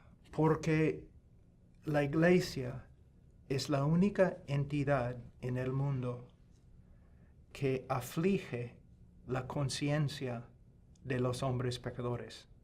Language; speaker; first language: Spanish; non-native, fluent; English